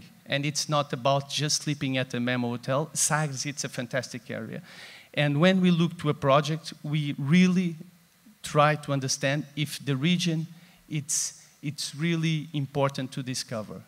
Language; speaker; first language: English; non-native, fluent; Portuguese